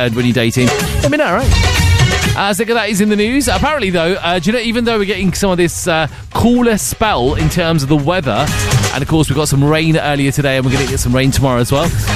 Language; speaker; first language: English; native; English